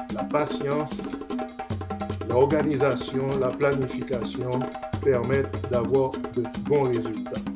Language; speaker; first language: French; non-native, local second language; Haitian Creole